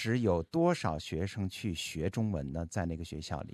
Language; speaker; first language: Chinese; native; Chinese